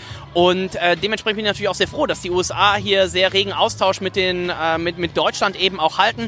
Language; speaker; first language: German; native; German